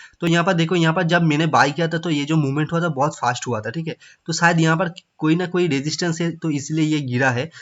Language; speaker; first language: Hindi; non-native, local second language; Bangla